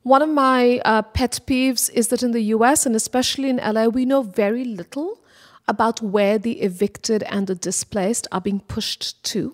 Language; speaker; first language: English; non-native, local second language; Bangla